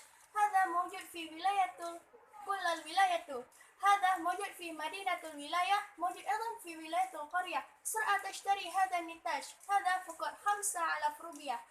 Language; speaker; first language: Arabic; non-native, learner; Indonesian